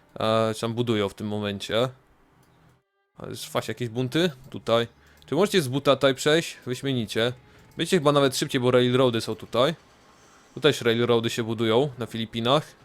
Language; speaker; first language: Polish; native; Polish